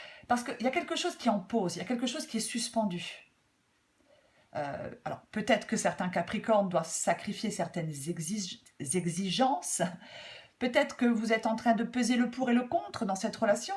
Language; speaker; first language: French; native; French